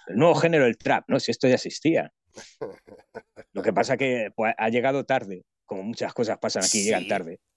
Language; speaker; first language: Spanish; native; Spanish